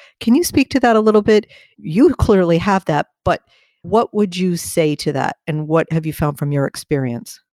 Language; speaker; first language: English; native; English